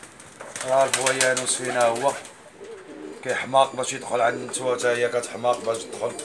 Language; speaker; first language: Arabic; native; Arabic